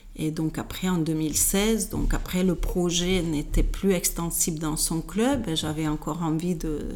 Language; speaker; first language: French; non-native, fluent; Hungarian